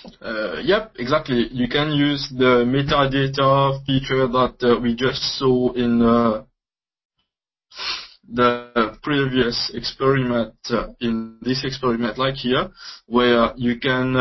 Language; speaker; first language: English; non-native, local second language; Morisyen